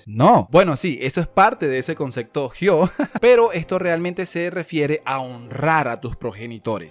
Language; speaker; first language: Spanish; native; Spanish